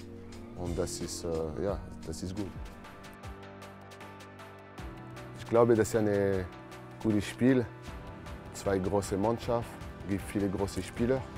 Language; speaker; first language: German; non-native, learner; French